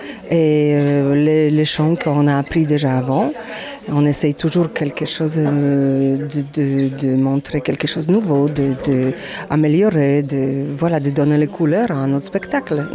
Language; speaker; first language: French; non-native, learner; Polish